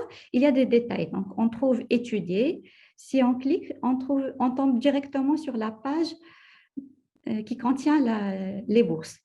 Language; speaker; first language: French; non-native, local second language; Arabic